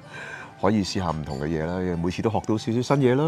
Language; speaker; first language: Cantonese; native; Cantonese